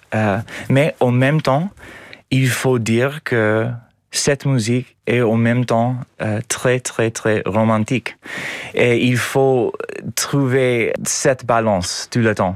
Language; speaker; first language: French; non-native, learner; English